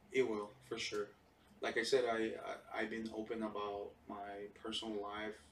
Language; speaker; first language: English; early bilingual, other home language; Spanish